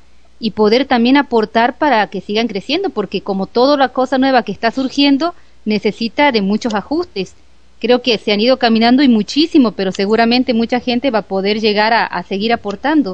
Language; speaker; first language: Spanish; native; Spanish